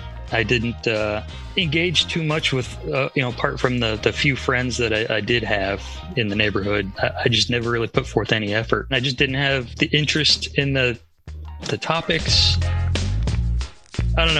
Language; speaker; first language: English; native; English